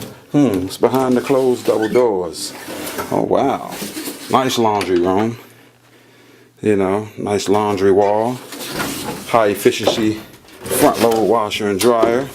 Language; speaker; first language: English; native; English